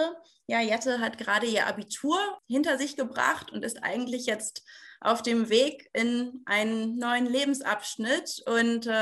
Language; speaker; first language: German; native; German